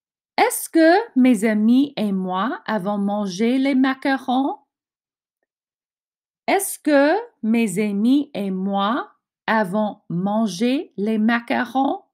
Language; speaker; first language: French; non-native, fluent; English